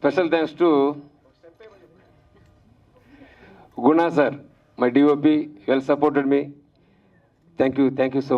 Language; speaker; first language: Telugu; non-native, learner; Hindi